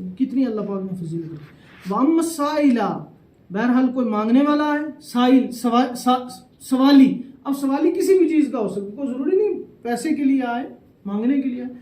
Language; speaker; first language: Urdu; non-native, local second language; Saraiki